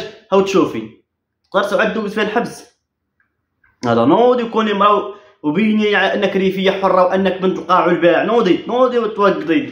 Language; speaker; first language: Arabic; native; Arabic